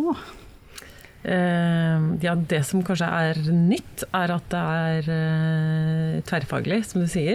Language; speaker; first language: Norwegian; native; Norwegian